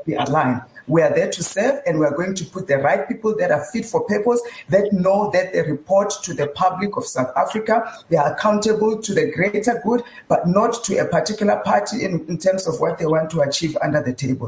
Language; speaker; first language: English; non-native, local second language; Tsonga